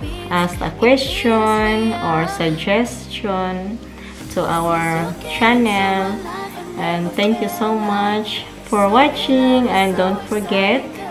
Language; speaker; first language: English; non-native, local second language; Filipino